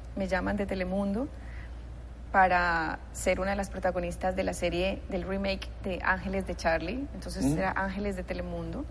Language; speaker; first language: Spanish; native; Spanish